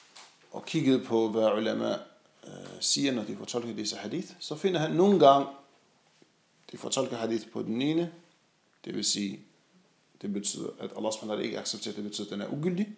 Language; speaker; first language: Danish; non-native, fluent; Arabic